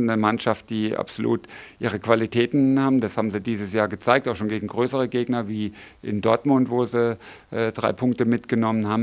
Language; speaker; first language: German; native; German